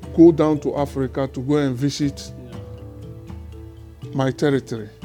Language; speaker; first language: English; non-native, local second language; Ewe